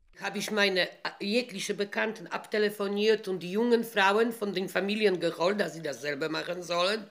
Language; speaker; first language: German; non-native, fluent; Polish